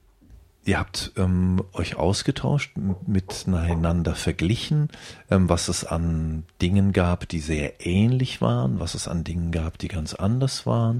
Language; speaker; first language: German; native; German